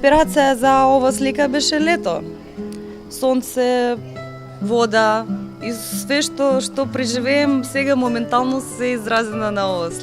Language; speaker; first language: Macedonian; non-native, learner; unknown